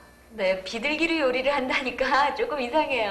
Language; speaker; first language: Korean; native; Korean